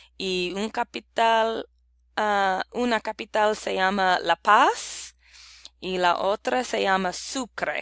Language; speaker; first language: Spanish; non-native, learner; English